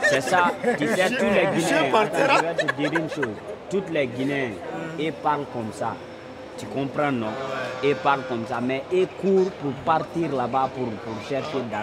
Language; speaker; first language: French; non-native, learner; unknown